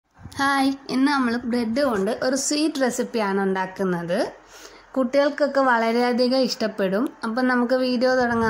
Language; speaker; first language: Malayalam; early bilingual, heritage; Malayalam